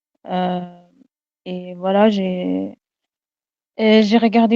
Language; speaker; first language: French; non-native, fluent; Arabic